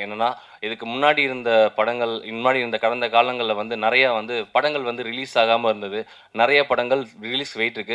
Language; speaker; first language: Tamil; native; Tamil